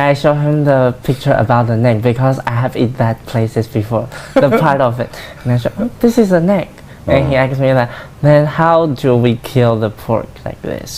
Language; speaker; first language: English; non-native, learner; Chinese